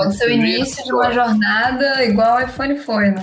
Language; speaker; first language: Portuguese; native; Portuguese